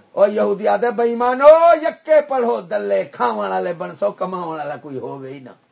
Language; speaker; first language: Urdu; non-native, local second language; Punjabi